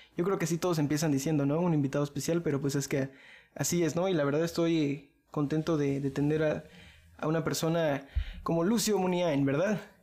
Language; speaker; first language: Spanish; native; Spanish